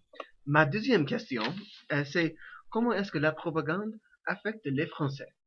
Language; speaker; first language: French; non-native, learner; English